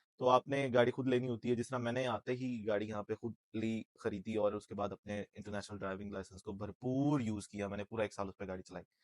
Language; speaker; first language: Urdu; non-native, local second language; Punjabi